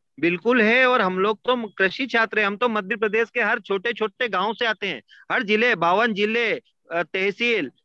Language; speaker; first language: Hindi; native; Hindi